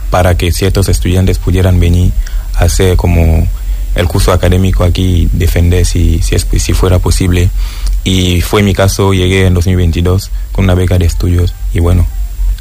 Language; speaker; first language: Spanish; non-native, fluent; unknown